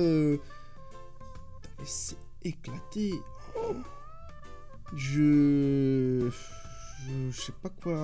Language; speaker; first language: French; native; French